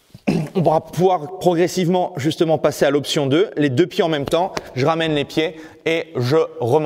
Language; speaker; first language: French; native; French